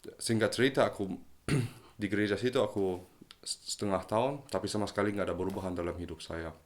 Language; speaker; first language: Indonesian; early bilingual, heritage; German